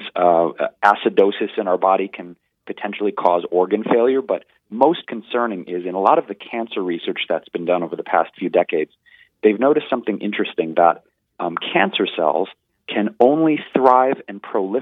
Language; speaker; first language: English; native; English